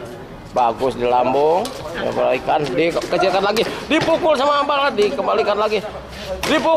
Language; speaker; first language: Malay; non-native, local second language; Javanese